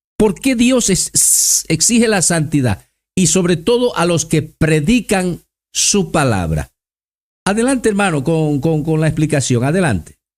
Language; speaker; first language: Spanish; native; Spanish